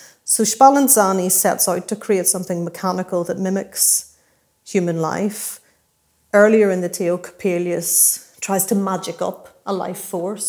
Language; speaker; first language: English; native; English